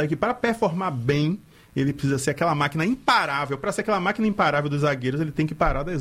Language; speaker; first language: Portuguese; native; Portuguese